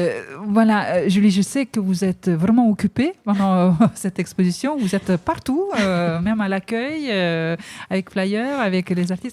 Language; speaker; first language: French; native; French